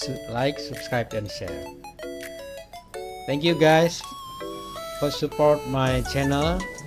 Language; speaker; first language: English; non-native, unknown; Indonesian